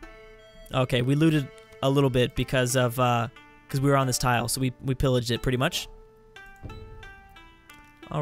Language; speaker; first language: English; native; English